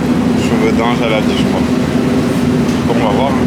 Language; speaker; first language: French; native; French